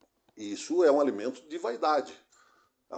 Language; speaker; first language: Portuguese; native; Portuguese